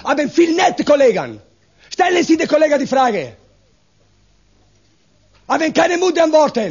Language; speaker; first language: German; non-native, learner; Italian